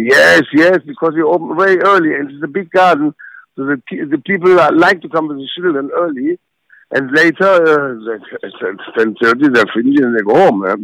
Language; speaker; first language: English; non-native, fluent; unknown